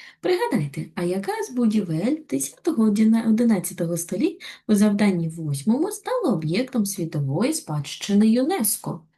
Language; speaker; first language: Ukrainian; native; Ukrainian